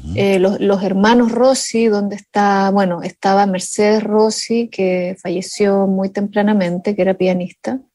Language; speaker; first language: Spanish; native; Spanish